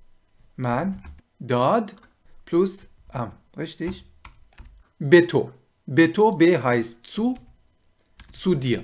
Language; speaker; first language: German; non-native, fluent; Persian